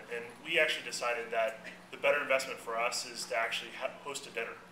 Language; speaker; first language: English; native; English